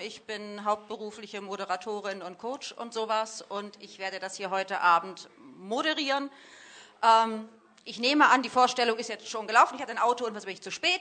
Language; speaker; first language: German; native; German